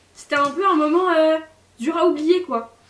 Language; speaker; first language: French; native; French